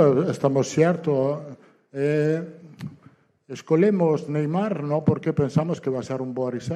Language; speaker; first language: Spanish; non-native, fluent; Italian